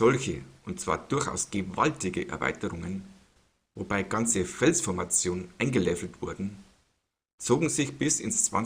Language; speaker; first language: German; native; German